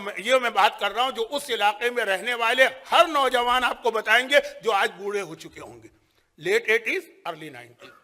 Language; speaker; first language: Urdu; native; Urdu